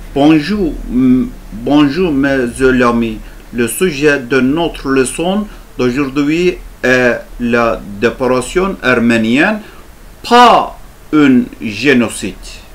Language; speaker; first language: French; non-native, learner; Turkish